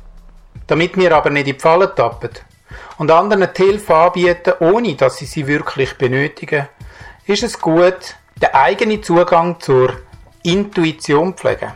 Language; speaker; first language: German; native; German